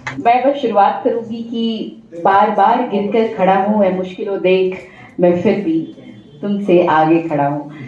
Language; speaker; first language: Hindi; native; Hindi